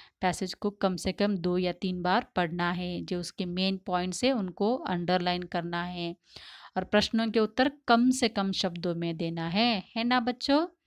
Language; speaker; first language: Hindi; non-native, local second language; Tamil